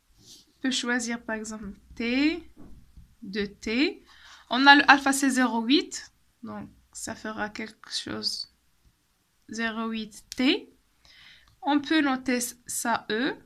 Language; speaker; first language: French; non-native, local second language; Arabic